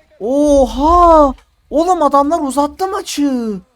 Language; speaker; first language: Turkish; native; Turkish